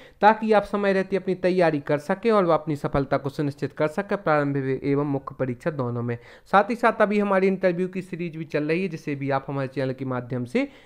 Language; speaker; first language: Hindi; native; Hindi